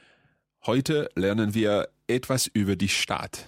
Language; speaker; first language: German; non-native, learner; English